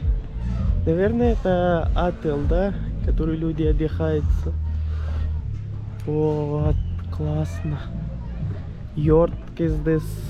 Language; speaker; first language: Russian; non-native, learner; Urdu